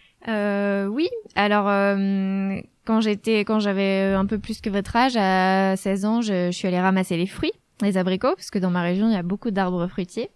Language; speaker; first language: French; native; French